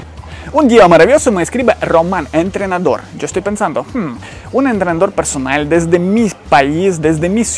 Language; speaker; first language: Spanish; non-native, fluent; Ukrainian